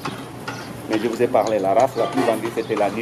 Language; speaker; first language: French; non-native, local second language; Wolof